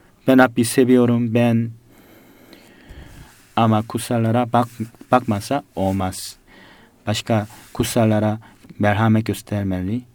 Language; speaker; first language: Turkish; non-native, fluent; Korean